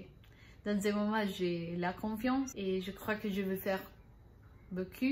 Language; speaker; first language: French; non-native, learner; Spanish